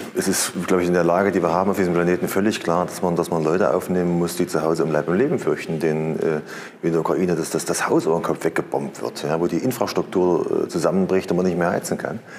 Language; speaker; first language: German; native; German